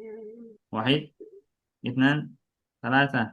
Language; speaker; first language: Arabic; non-native, fluent; Indonesian